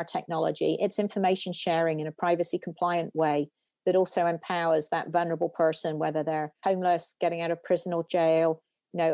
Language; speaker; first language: English; native; English